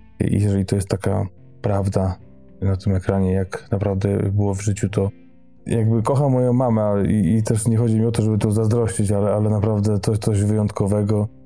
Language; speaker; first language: Polish; native; Polish